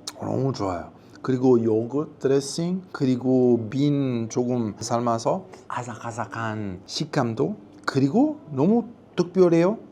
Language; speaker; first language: Korean; non-native, learner; Italian